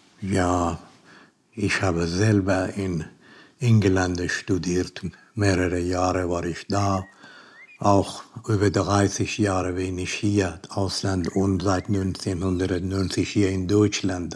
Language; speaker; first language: German; non-native, learner; Persian